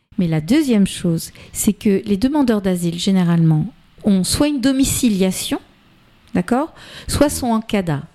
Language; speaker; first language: French; native; French